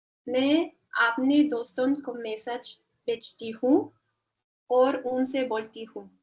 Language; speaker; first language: Hindi; non-native, learner; Spanish